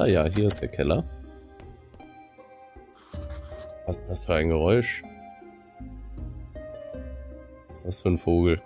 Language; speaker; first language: German; native; German